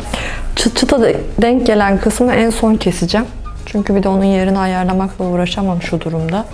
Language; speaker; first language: Turkish; native; Turkish